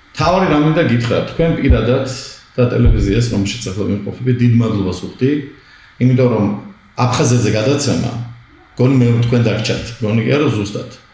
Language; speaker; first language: Georgian; native; Georgian